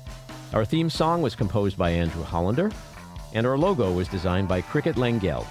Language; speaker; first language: English; native; English